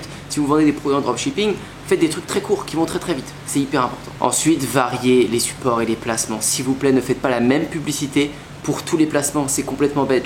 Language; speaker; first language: French; native; French